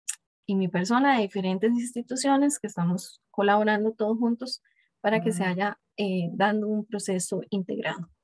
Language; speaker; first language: Spanish; native; Spanish